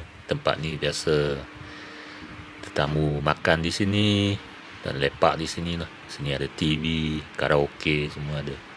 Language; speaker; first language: Malay; native; Malay